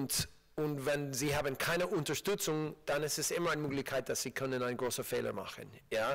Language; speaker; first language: German; non-native, learner; English